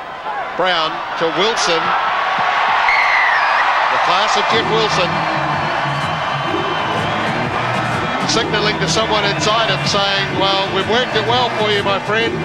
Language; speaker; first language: English; native; English